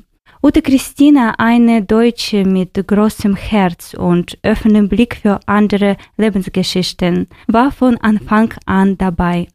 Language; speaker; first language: German; non-native, fluent; Ukrainian